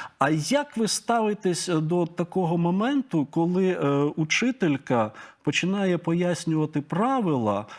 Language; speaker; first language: Ukrainian; native; Ukrainian